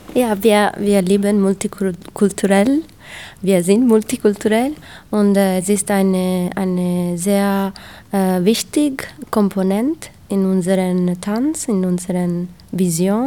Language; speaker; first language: German; non-native, learner; Italian